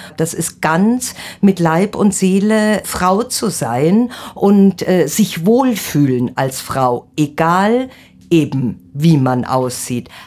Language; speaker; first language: German; native; German